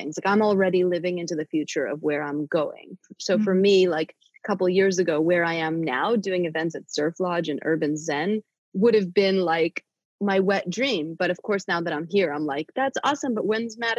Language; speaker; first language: English; native; English